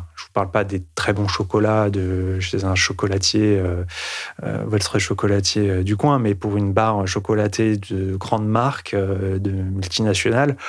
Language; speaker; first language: French; native; French